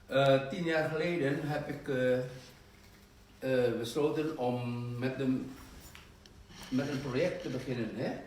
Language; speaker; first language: Dutch; non-native, fluent; Indonesian